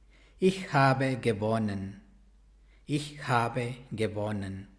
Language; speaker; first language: German; non-native, fluent; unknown